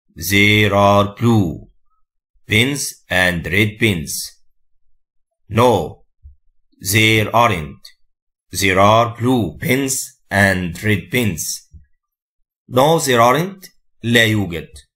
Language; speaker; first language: English; non-native, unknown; Arabic